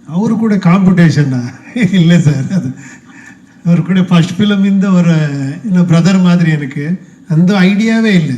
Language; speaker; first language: Tamil; non-native, learner; Kannada